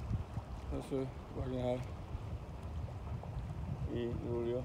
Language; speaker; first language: Swedish; non-native, learner; Spanish